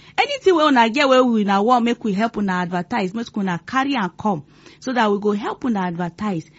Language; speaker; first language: Nigerian Pidgin; non-native, local second language; Igbo